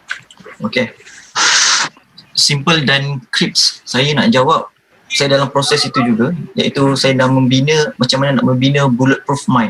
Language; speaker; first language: Malay; native; Malay